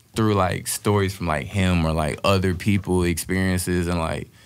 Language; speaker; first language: English; native; English